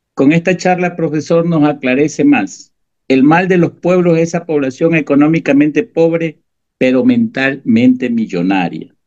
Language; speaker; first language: Spanish; native; Spanish